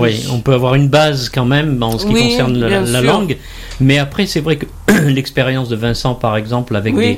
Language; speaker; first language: French; native; French